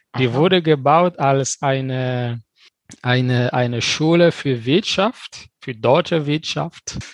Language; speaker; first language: German; non-native, fluent; French